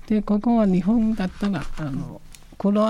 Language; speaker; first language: Japanese; non-native, fluent; Chinese